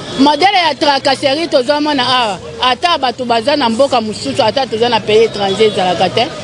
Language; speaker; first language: Lingala; native; Lingala